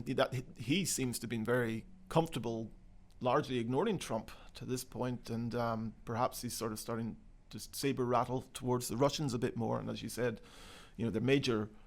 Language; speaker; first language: English; native; English